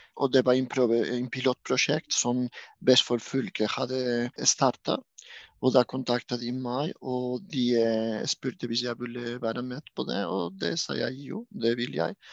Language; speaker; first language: Norwegian; non-native, fluent; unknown